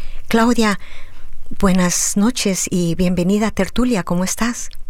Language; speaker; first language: Spanish; native; Spanish